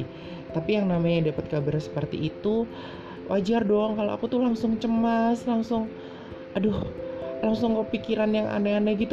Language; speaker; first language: Indonesian; native; Indonesian